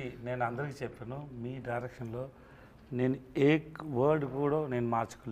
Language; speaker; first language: Telugu; non-native, learner; Tamil